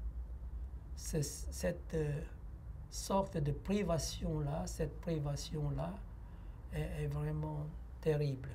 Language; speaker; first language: French; non-native, fluent; Lao